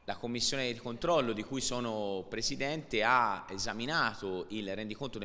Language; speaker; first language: Italian; native; Italian